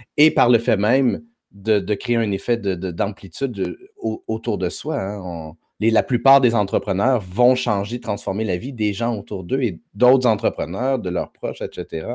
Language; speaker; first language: French; native; French